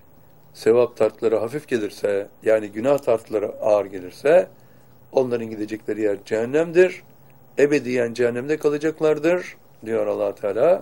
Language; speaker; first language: Turkish; native; Turkish